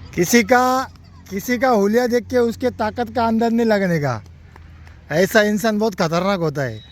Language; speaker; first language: Hindi; non-native, local second language; Marathi